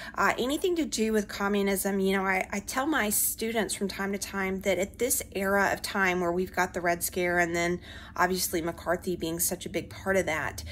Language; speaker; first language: English; native; English